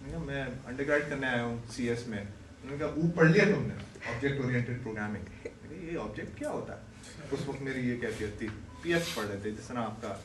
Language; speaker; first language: Urdu; native; Urdu